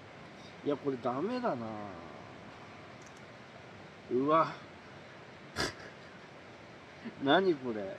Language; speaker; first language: Japanese; native; Japanese